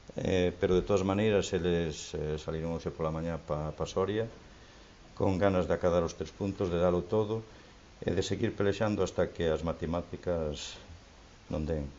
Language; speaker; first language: Galician; non-native, local second language; Spanish